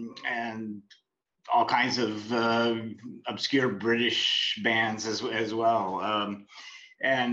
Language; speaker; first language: English; native; English